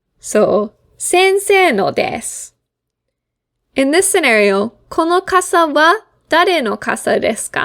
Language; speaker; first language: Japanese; non-native, fluent; English